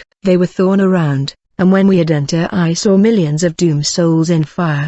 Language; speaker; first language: English; non-native, fluent; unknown